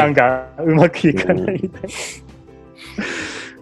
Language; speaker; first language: Japanese; native; Japanese